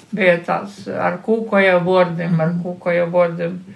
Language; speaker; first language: Latvian; non-native, local second language; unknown